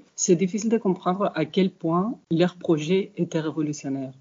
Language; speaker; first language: French; non-native, fluent; Spanish